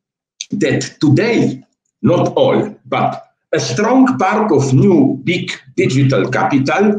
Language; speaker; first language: English; non-native, fluent; Slovenian